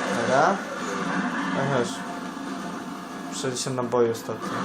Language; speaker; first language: Polish; native; Polish